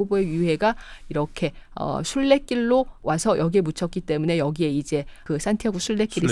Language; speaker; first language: Korean; native; Korean